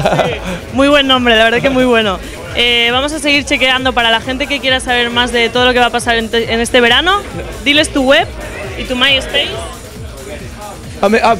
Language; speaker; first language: Spanish; native; Spanish